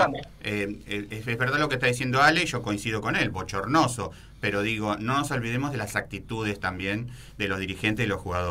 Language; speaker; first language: Spanish; native; Spanish